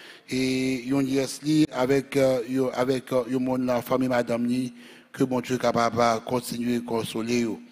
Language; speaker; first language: French; native; French